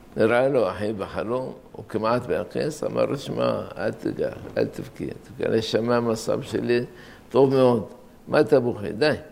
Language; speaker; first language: Hebrew; non-native, fluent; Arabic